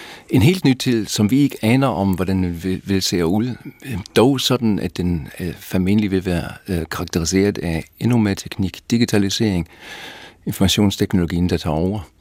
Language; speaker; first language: Danish; native; Danish